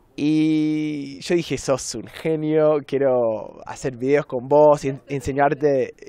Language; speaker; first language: Spanish; non-native, fluent; English